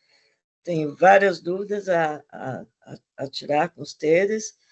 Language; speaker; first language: Portuguese; non-native, fluent; Spanish